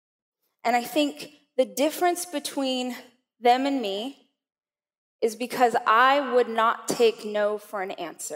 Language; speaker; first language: English; native; English